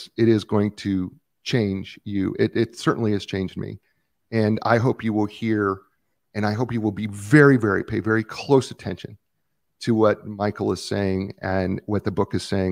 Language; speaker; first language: English; native; English